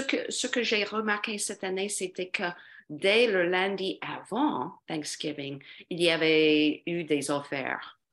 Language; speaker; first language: French; non-native, fluent; English